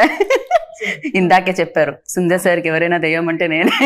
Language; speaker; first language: Telugu; native; Telugu